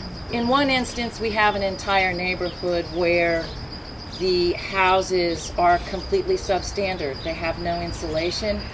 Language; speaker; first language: English; native; English